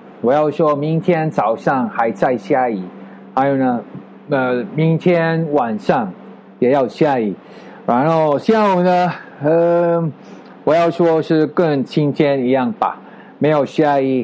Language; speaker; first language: Chinese; non-native, fluent; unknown